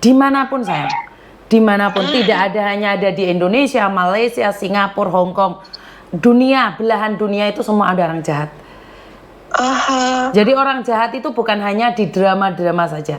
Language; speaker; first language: Indonesian; non-native, local second language; Javanese